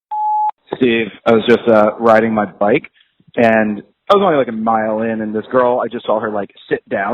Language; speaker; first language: English; native; English